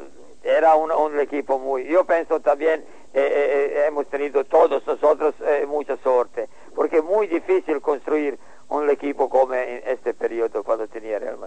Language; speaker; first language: Spanish; non-native, learner; Serbian